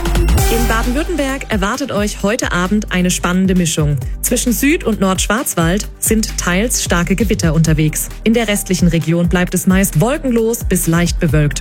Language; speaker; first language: German; native; German